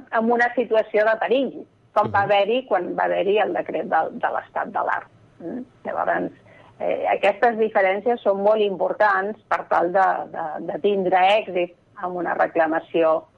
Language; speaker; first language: Catalan; non-native, local second language; Spanish